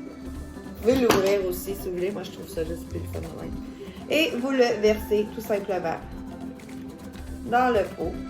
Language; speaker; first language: French; native; French